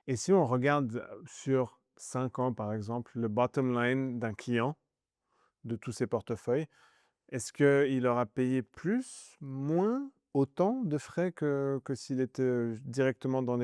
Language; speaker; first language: French; native; French